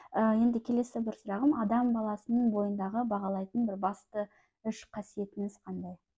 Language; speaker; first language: Kazakh; native; Kazakh